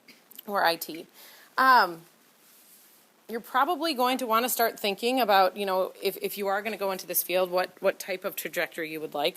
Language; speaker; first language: English; native; English